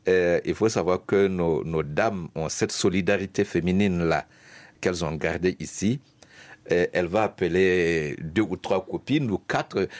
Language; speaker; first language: French; non-native, local second language; Mossi